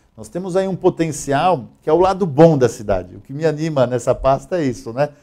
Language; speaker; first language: Portuguese; native; Portuguese